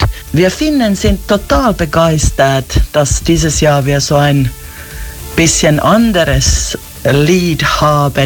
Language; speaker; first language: German; non-native, learner; Finnish